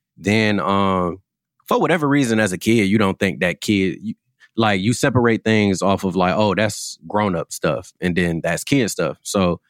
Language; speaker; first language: English; native; English